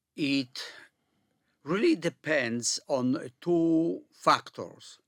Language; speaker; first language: English; early bilingual, other home language; Polish